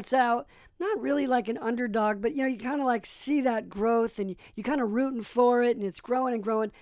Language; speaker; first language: English; early bilingual, other home language; Polish